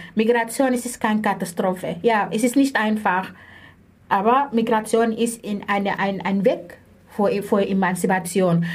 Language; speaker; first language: German; non-native, fluent; Arabic